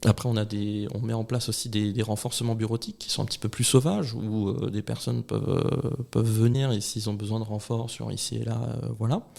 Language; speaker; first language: French; native; French